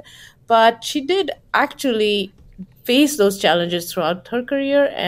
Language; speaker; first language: English; non-native, local second language; Bangla